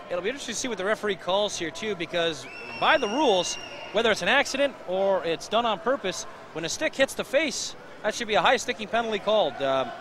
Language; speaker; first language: English; native; English